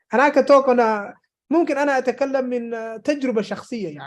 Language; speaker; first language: Arabic; non-native, fluent; English